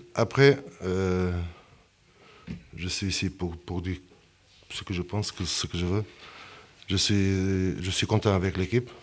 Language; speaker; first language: French; non-native, fluent; Portuguese